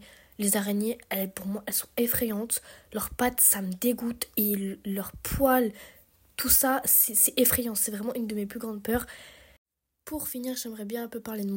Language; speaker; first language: French; early bilingual, other home language; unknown